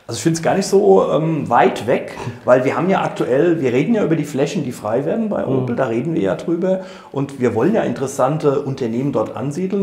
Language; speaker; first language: German; native; German